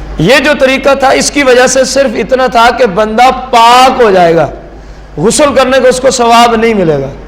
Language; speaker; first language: Urdu; non-native, local second language; Punjabi